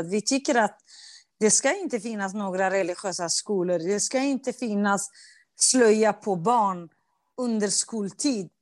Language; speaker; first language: Swedish; non-native, fluent; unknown